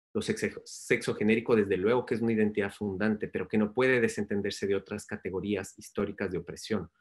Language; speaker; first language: Spanish; native; Spanish